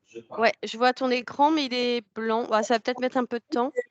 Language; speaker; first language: French; native; French